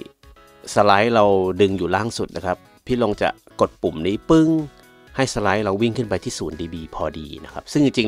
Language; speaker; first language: Thai; native; Thai